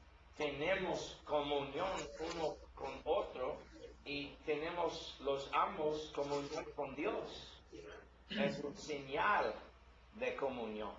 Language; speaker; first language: Spanish; non-native, learner; English